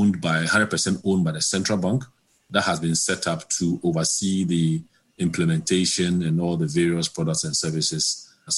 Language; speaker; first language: English; non-native, local second language; Akan